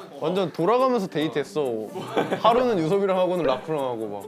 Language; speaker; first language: Korean; native; Korean